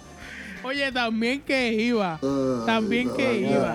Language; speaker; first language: Spanish; native; Spanish